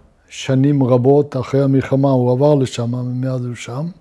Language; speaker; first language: Hebrew; non-native, fluent; Luxembourgish